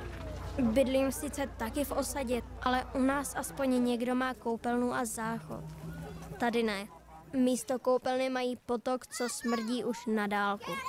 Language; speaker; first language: Czech; native; Czech